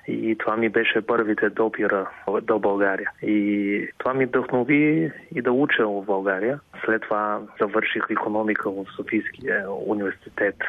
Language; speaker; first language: Bulgarian; non-native, fluent; Chinese